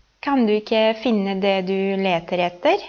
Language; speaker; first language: Norwegian; non-native, fluent; Polish